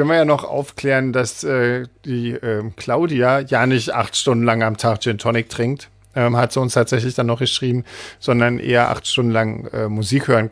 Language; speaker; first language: German; native; German